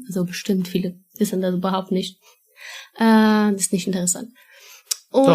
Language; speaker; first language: German; non-native, learner; Portuguese